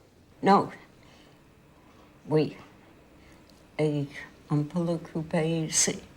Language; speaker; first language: French; non-native, fluent; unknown